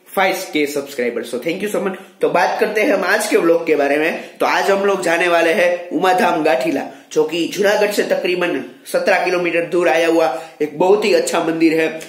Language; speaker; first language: Hindi; non-native, local second language; Gujarati